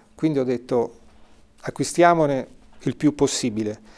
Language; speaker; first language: Italian; native; Italian